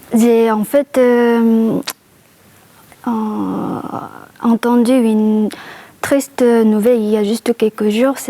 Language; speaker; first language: French; non-native, fluent; Korean